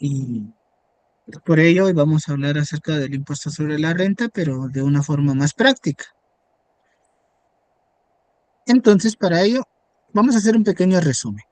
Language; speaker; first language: Spanish; native; Spanish